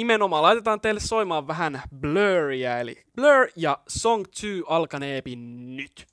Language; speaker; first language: Finnish; native; Finnish